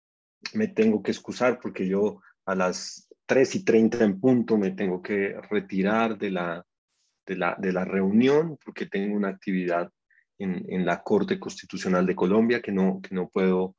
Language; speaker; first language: Spanish; native; Spanish